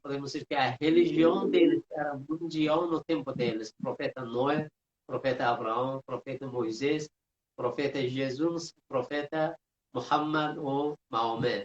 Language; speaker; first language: Portuguese; non-native, fluent; Persian